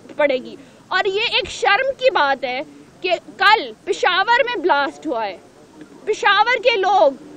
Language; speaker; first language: Urdu; non-native, local second language; Punjabi